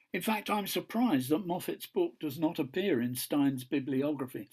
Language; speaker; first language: English; native; English